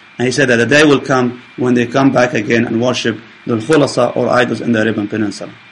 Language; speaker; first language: English; non-native, fluent; Arabic